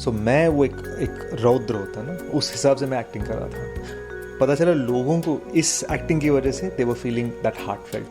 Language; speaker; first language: Hindi; non-native, fluent; Telugu